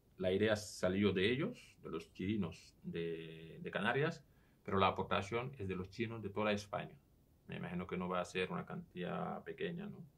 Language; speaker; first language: Spanish; non-native, fluent; Serer